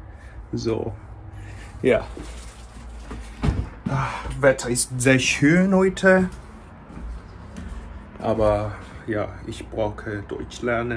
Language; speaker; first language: German; non-native, learner; Korean